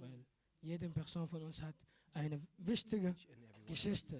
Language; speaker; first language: German; non-native, learner; Arabic